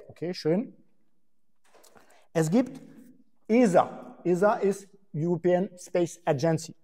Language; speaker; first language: German; non-native, fluent; French